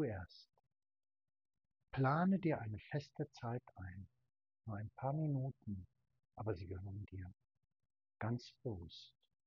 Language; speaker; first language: German; native; German